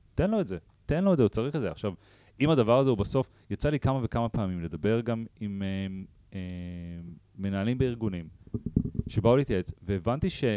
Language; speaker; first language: Hebrew; native; Hebrew